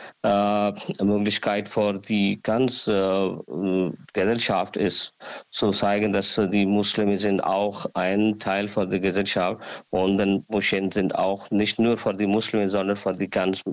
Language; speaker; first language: German; non-native, learner; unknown